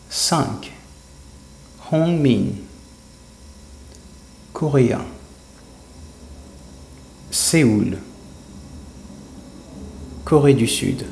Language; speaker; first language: French; non-native, fluent; English